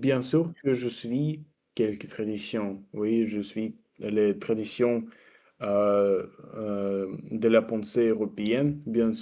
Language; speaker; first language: French; non-native, fluent; Russian